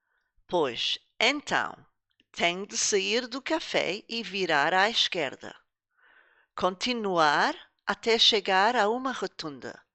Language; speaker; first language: Portuguese; non-native, fluent; English